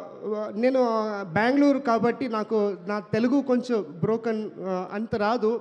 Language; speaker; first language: Telugu; non-native, learner; Kannada